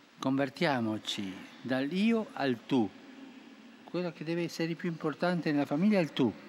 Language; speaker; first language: Italian; non-native, fluent; Spanish